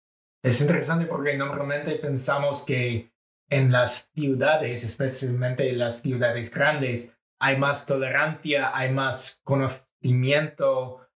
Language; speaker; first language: Spanish; non-native, fluent; English